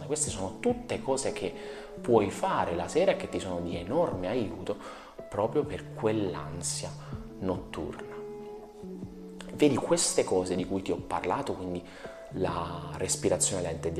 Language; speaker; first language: Italian; native; Italian